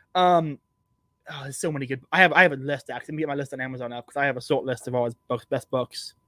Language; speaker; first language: English; native; English